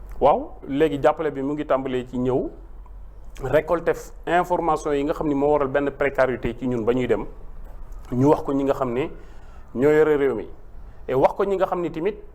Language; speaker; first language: Wolof; native; Wolof